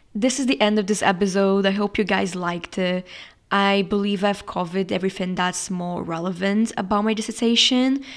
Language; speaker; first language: English; non-native, fluent; Portuguese